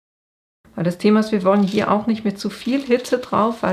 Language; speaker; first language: German; native; German